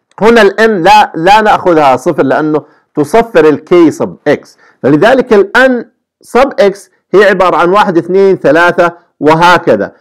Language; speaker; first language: Arabic; native; Arabic